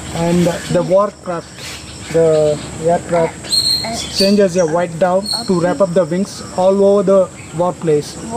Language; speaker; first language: English; non-native, learner; Tamil